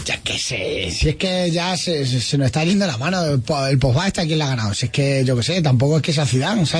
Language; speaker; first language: Spanish; native; Spanish